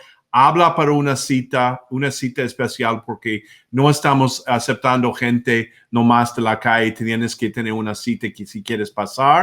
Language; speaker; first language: Spanish; non-native, fluent; English